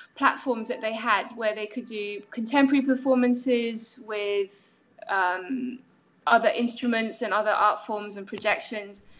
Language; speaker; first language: English; non-native, fluent; French